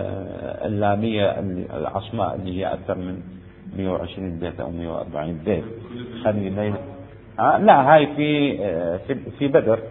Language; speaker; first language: Arabic; native; Arabic